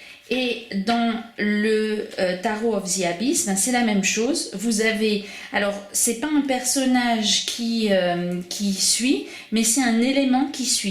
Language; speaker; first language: French; native; French